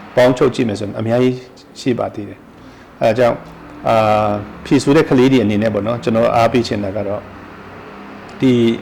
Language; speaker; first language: Burmese; non-native, local second language; Tedim Chin